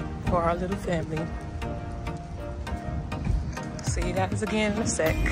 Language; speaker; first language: English; native; English